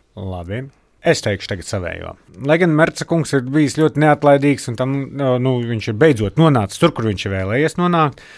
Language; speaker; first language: Latvian; native; Latvian